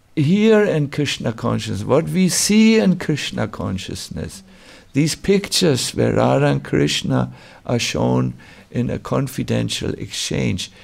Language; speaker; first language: English; non-native, fluent; German